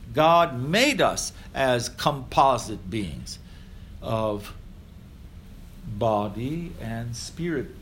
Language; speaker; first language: English; early bilingual, other home language; Ukrainian